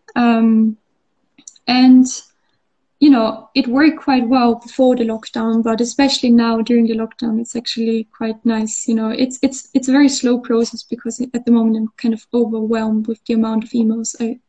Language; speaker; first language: English; non-native, fluent; German